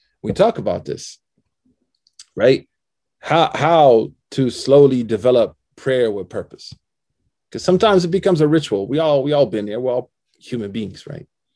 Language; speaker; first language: English; native; English